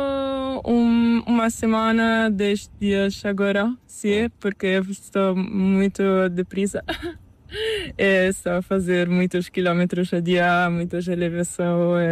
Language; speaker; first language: Portuguese; non-native, learner; Italian